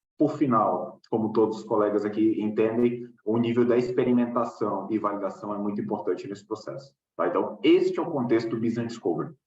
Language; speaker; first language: Portuguese; native; Portuguese